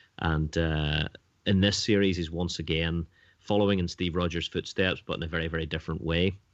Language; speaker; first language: English; native; English